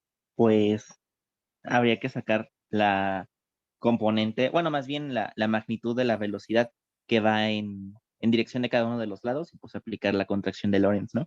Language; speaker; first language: Spanish; native; Spanish